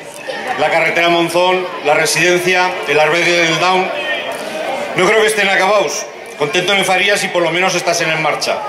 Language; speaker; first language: Spanish; native; Spanish